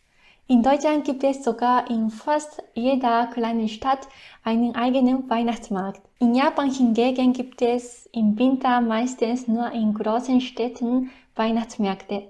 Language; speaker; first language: German; non-native, fluent; Japanese